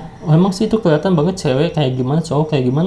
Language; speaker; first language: Indonesian; native; Indonesian